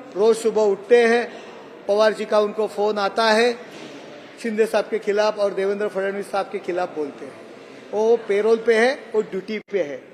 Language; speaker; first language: Hindi; non-native, local second language; Marathi